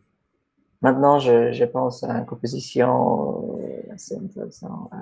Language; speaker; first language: French; non-native, fluent; English